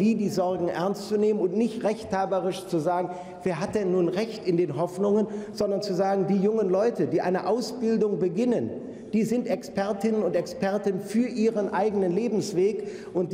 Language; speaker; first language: German; native; German